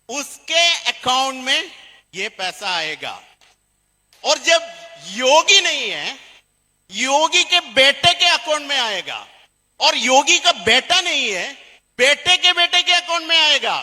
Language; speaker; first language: Hindi; non-native, local second language; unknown